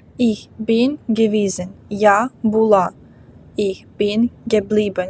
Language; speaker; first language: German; non-native, fluent; Ukrainian